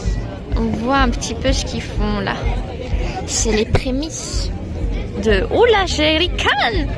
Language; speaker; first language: French; native; French